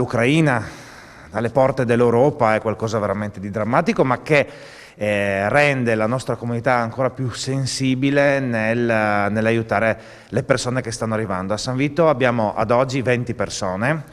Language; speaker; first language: Italian; native; Italian